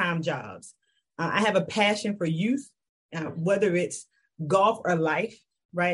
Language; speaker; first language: English; native; English